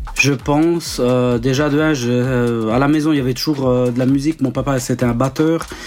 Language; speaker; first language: French; non-native, local second language; Italian